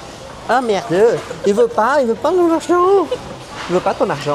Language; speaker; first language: French; non-native, fluent; Vietnamese